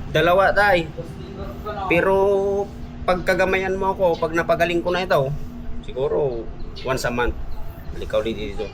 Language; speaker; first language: Filipino; non-native, local second language; Iloko